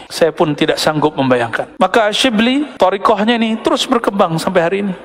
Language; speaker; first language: Malay; non-native, local second language; Minangkabau